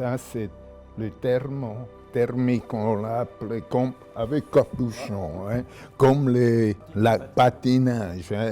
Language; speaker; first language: French; non-native, local second language; German